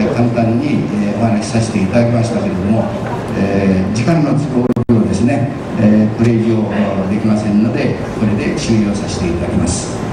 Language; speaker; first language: Japanese; early bilingual, heritage; Japanese